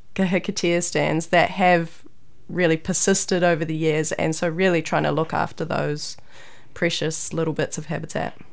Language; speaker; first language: English; native; English